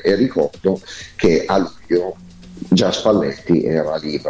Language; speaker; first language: Italian; native; Italian